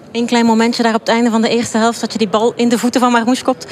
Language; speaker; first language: Dutch; native; Dutch